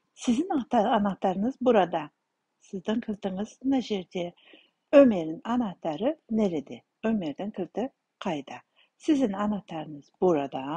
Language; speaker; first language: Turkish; non-native, fluent; Kazakh